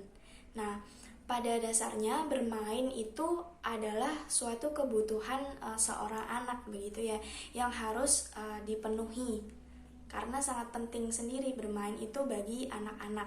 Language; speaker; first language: Indonesian; native; Indonesian